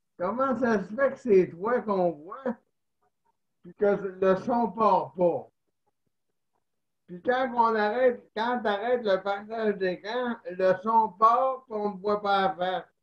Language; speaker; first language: French; native; French